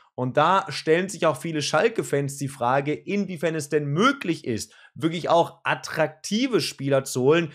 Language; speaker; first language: German; native; German